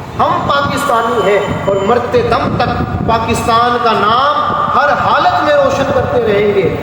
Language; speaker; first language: Urdu; non-native, local second language; Punjabi